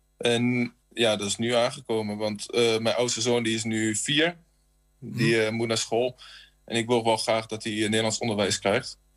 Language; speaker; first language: Dutch; native; Dutch